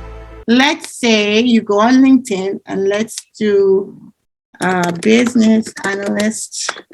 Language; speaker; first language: English; native; English